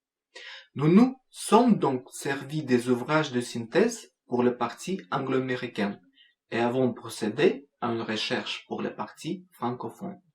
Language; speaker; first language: French; non-native, fluent; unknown